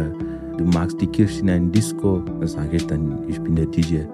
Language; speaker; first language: German; non-native, fluent; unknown